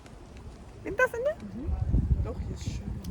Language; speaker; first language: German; non-native, fluent; Filipino